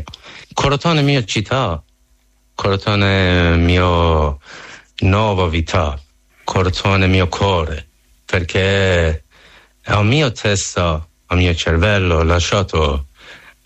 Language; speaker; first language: Italian; non-native, learner; Persian